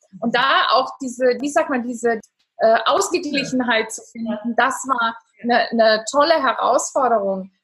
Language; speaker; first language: German; non-native, fluent; Italian